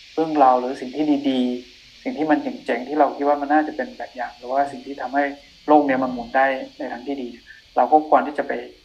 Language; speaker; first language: Thai; non-native, local second language; Akha